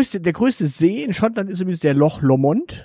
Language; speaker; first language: German; native; German